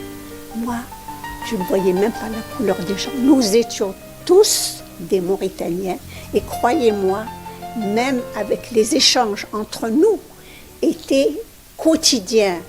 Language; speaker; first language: French; non-native, local second language; Arabic